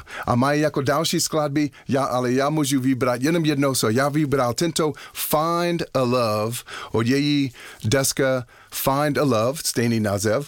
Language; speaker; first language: Czech; non-native, learner; English